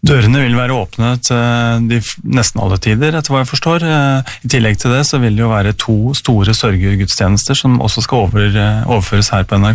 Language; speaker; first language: Norwegian; native; Norwegian